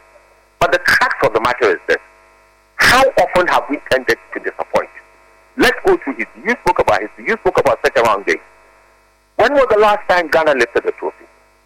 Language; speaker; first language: English; non-native, local second language; Akan